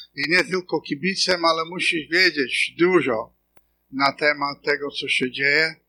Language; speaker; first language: Polish; non-native, fluent; English